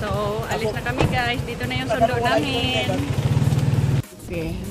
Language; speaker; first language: Filipino; native; Filipino